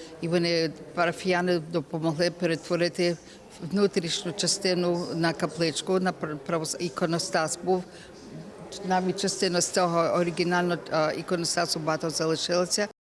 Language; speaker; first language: Ukrainian; early bilingual, heritage; Ukrainian